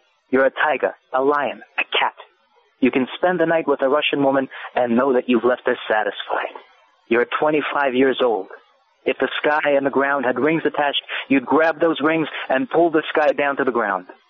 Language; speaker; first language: English; non-native, fluent; Russian